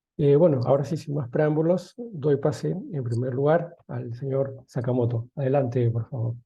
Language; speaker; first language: Spanish; native; Spanish